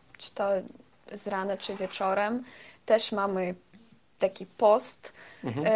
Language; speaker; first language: Polish; non-native, fluent; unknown